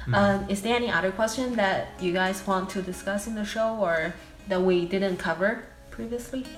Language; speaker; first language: English; non-native, fluent; Chinese